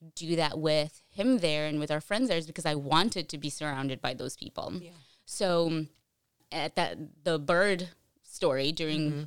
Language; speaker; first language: English; early bilingual, other home language; Portuguese